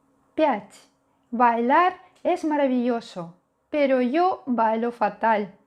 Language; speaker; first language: Spanish; non-native, fluent; Russian